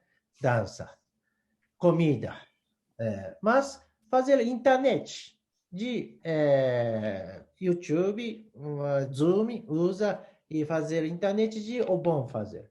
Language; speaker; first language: Portuguese; non-native, learner; Japanese